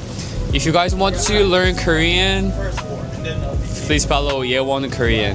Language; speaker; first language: English; non-native, learner; Korean